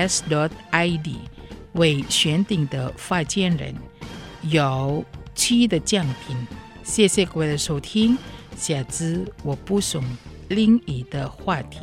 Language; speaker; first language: Chinese; non-native, fluent; Indonesian